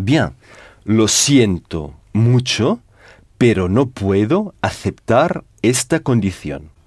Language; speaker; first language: Spanish; non-native, fluent; French